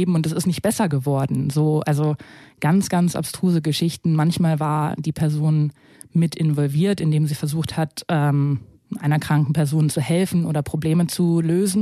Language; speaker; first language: German; native; German